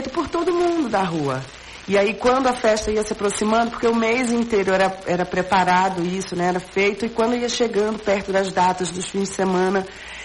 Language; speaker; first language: Portuguese; native; Portuguese